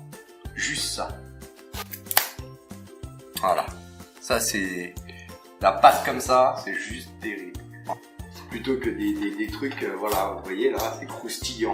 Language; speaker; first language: French; native; French